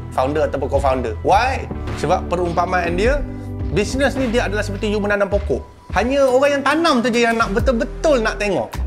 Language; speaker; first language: Malay; native; Malay